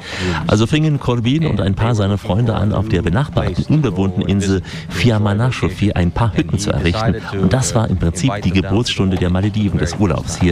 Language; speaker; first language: German; native; German